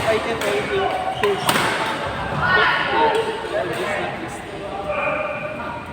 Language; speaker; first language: English; non-native, local second language; Filipino